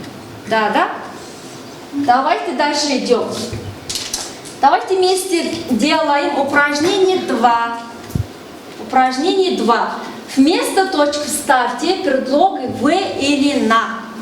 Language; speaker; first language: Russian; non-native, fluent; Mongolian